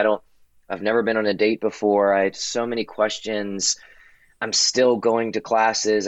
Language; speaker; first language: English; native; English